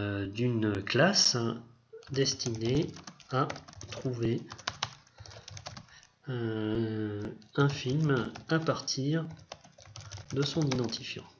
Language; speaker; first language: French; native; French